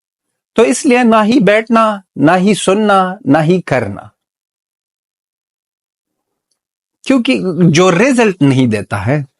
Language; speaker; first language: Hindi; non-native, fluent; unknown